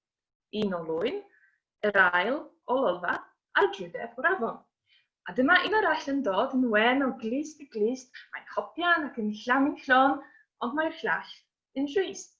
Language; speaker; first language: Welsh; non-native, fluent; Polish